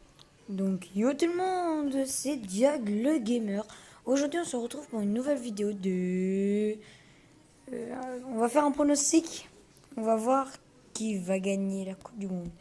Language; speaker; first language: French; early bilingual, other home language; Portuguese